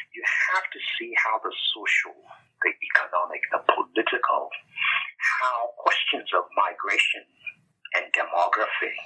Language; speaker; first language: English; non-native, local second language; Yoruba